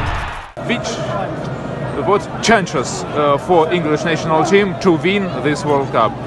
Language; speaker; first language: English; non-native, learner; Russian